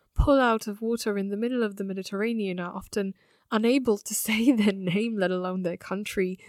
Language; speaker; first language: English; non-native, fluent; Slovak